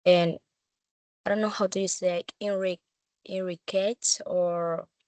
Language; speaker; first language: English; non-native, learner; Spanish